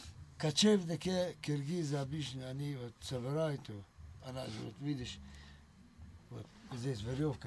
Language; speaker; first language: Russian; non-native, local second language; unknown